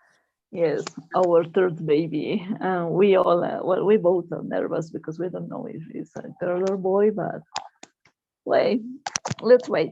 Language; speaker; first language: English; non-native, fluent; Spanish